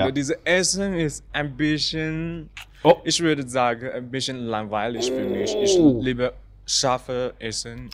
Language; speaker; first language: German; non-native, learner; Chinese